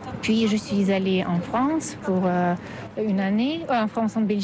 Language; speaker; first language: French; non-native, fluent; Russian